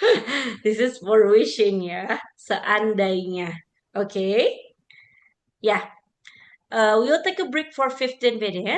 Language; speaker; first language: English; non-native, fluent; Indonesian